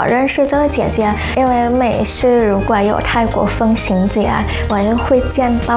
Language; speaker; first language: Chinese; non-native, fluent; Thai